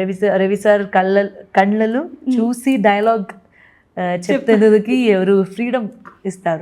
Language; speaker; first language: Telugu; non-native, learner; Malayalam